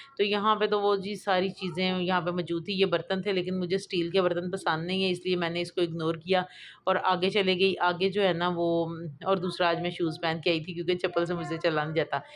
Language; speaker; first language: Urdu; non-native, local second language; Punjabi